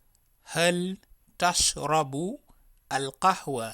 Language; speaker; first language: Arabic; non-native, fluent; Wolof